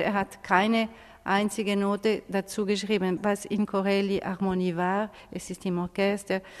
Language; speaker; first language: German; non-native, fluent; Italian